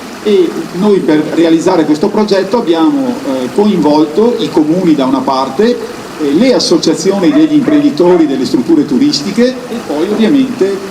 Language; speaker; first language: Italian; native; Italian